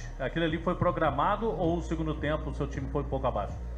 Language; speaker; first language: Portuguese; native; Portuguese